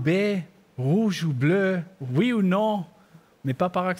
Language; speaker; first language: French; non-native, learner; German